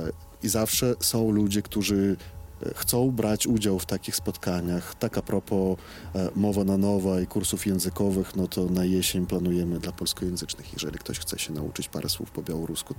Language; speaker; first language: Polish; non-native, fluent; Belarusian